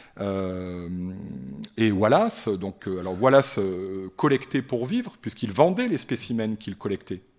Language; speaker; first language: French; native; French